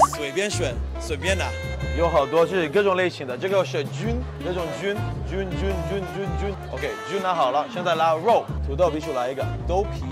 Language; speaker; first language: Chinese; non-native, fluent; English